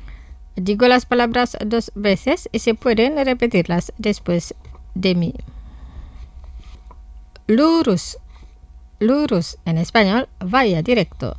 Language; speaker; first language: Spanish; non-native, fluent; Indonesian